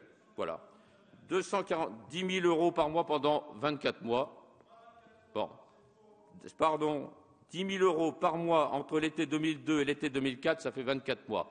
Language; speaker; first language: French; native; French